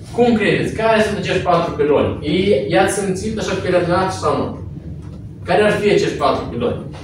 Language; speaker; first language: Romanian; non-native, local second language; Russian